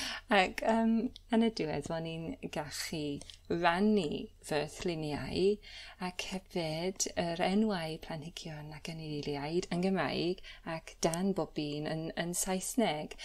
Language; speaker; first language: Welsh; non-native, learner; English